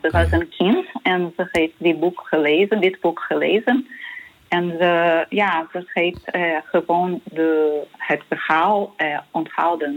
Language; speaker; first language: Dutch; non-native, fluent; Portuguese